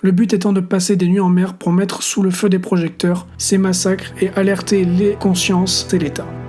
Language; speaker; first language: French; native; French